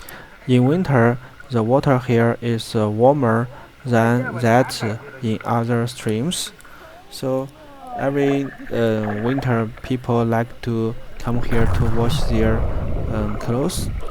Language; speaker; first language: English; non-native, fluent; Chinese